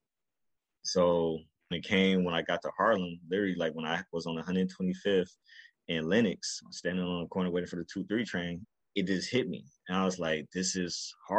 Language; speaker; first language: English; native; English